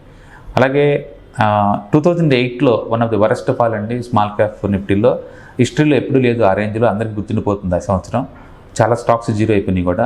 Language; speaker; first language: Telugu; native; Telugu